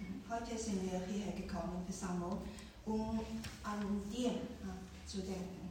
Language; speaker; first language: German; non-native, fluent; Chinese